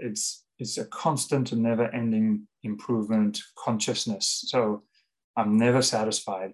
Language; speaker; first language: English; native; English